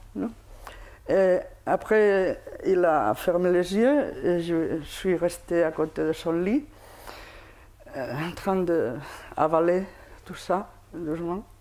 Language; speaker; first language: French; non-native, fluent; Spanish